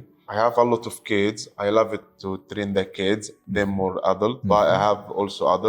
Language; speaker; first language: English; non-native, learner; Arabic